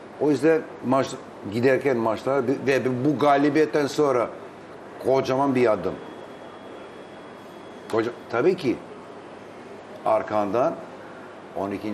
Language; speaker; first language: Turkish; non-native, fluent; Albanian